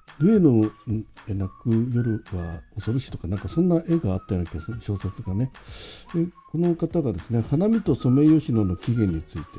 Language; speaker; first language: Japanese; native; Japanese